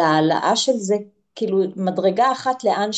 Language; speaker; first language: Hebrew; native; Hebrew